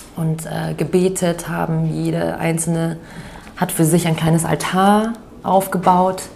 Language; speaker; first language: German; early bilingual, other home language; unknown